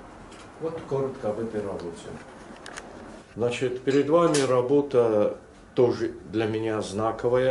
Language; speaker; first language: Russian; non-native, local second language; Azerbaijani